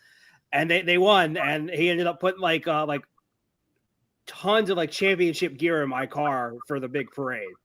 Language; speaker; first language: English; native; English